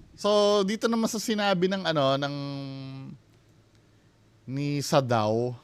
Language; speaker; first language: Filipino; native; Filipino